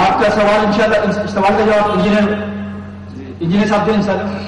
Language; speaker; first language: Urdu; native; Urdu